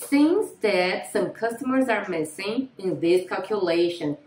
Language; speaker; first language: English; non-native, fluent; Portuguese